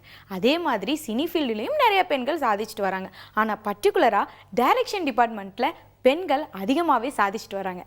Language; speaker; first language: Tamil; native; Tamil